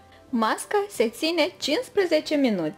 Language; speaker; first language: Romanian; native; Romanian